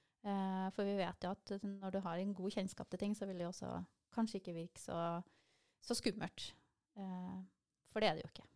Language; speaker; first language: Norwegian; native; Norwegian